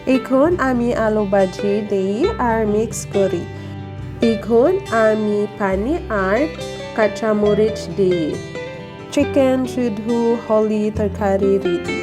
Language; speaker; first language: Bangla; non-native, learner; Filipino